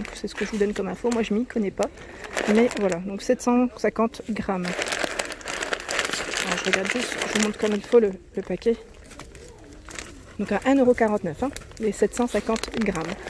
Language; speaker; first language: French; native; French